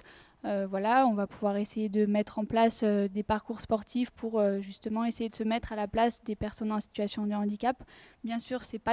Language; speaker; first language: French; native; French